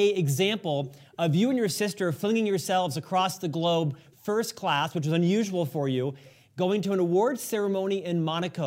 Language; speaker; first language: English; native; English